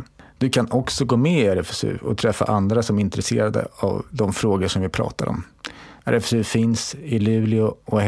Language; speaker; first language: Swedish; native; Swedish